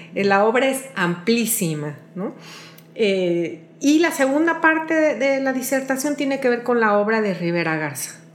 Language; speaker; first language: Spanish; native; Spanish